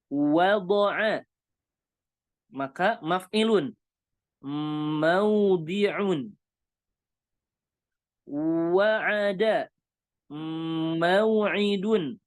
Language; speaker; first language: Arabic; non-native, fluent; Indonesian